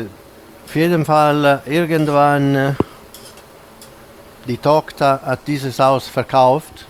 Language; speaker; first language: German; non-native, fluent; Italian